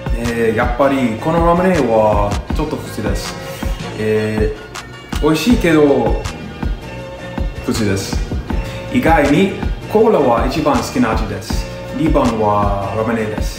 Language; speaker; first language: Japanese; non-native, learner; English